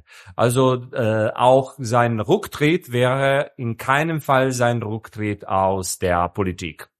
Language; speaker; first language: German; non-native, fluent; Serbian